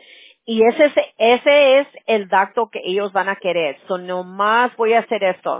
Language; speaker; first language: Spanish; early bilingual, heritage; Spanish